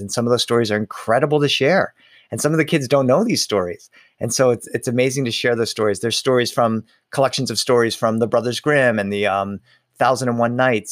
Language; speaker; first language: English; early bilingual, other home language; Spanish